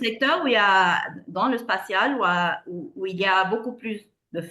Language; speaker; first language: French; non-native, fluent; Spanish